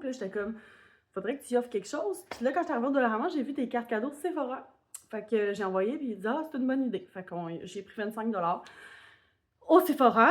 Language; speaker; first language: French; native; French